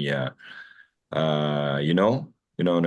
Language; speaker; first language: English; non-native, learner; Russian